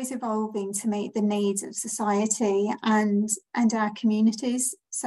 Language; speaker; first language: English; native; English